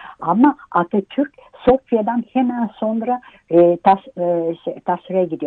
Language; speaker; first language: Turkish; early bilingual, heritage; Turkish